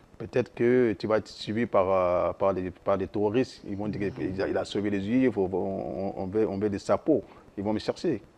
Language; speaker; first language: French; non-native, local second language; Soninke